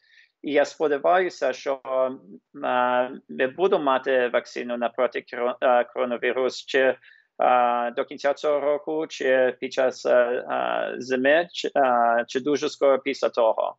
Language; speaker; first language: Ukrainian; early bilingual, heritage; English